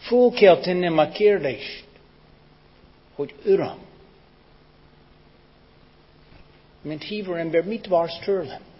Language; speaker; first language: Hungarian; non-native, fluent; English